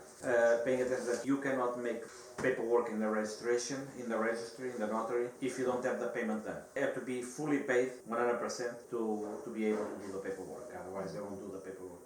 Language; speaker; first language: English; non-native, fluent; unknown